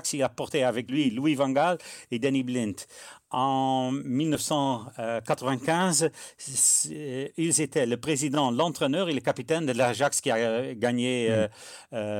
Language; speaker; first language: French; non-native, fluent; Dutch